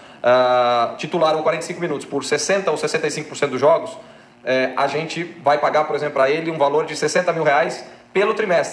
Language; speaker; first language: Portuguese; native; Portuguese